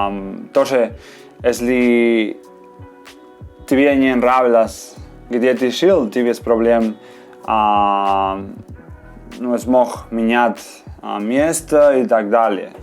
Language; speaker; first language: Russian; non-native, fluent; Spanish